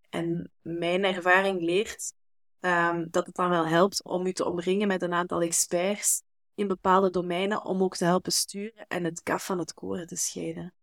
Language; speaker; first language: Dutch; native; Dutch